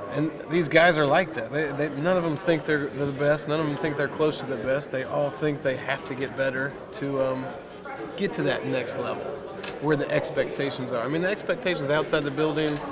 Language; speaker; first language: English; native; English